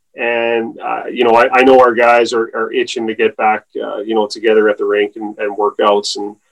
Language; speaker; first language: English; native; English